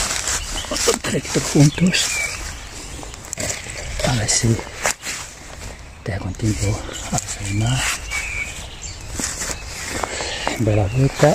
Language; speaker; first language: Spanish; non-native, learner; Chinese